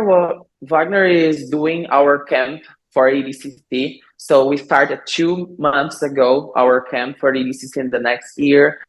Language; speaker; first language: English; non-native, learner; Portuguese